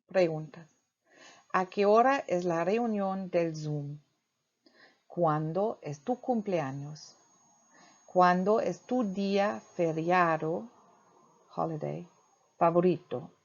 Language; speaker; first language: Spanish; non-native, fluent; English